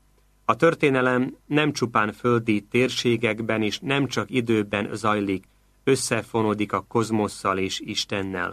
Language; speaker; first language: Hungarian; native; Hungarian